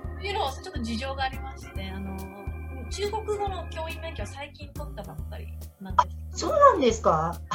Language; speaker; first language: Japanese; native; Japanese